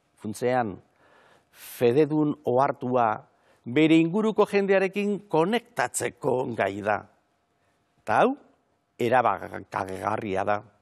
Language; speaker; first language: Basque; native; Basque